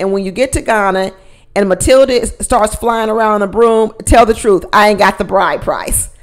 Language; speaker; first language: English; native; English